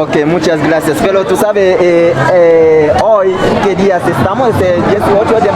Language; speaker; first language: Spanish; non-native, learner; Haitian Creole